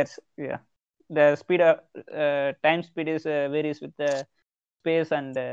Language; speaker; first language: English; non-native, local second language; Tamil